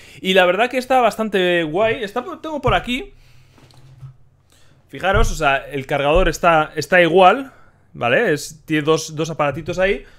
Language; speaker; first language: Spanish; native; Spanish